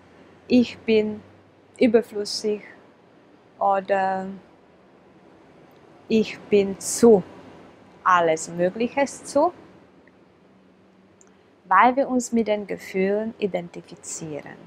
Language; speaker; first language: German; non-native, fluent; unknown